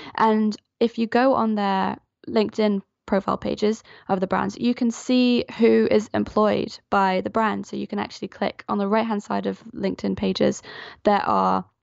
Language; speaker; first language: English; non-native, fluent; French